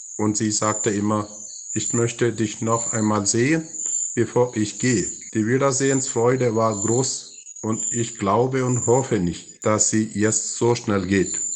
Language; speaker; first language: German; non-native, fluent; Malayalam